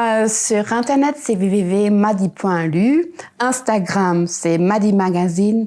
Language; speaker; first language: French; non-native, local second language; Luxembourgish